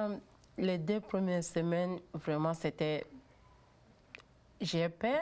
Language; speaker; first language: French; non-native, learner; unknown